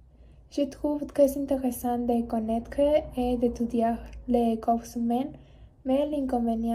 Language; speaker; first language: French; non-native, learner; Spanish